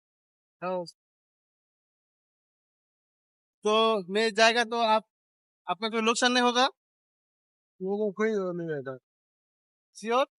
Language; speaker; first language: Hindi; non-native, learner; Bangla